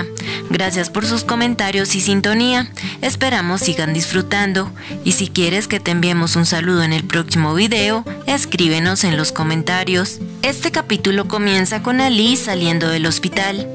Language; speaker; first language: Spanish; native; Spanish